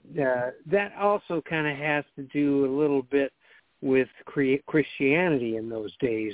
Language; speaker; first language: English; native; English